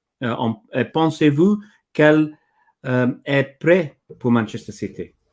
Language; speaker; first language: French; non-native, learner; English